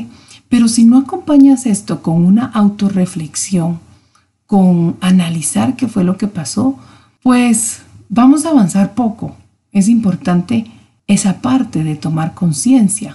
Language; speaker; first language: Spanish; native; Spanish